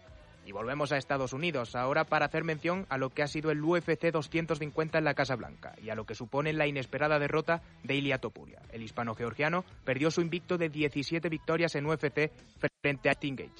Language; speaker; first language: Spanish; native; Spanish